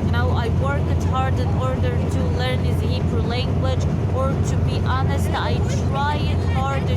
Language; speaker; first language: English; non-native, learner; Arabic